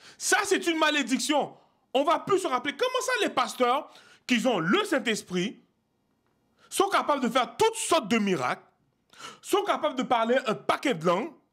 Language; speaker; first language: French; native; French